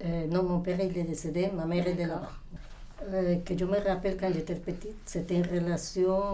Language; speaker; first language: French; non-native, fluent; Spanish